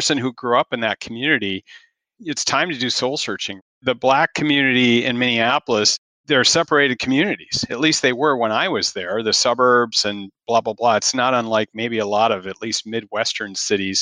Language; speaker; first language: English; native; English